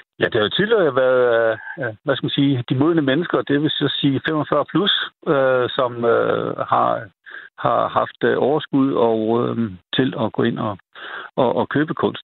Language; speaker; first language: Danish; native; Danish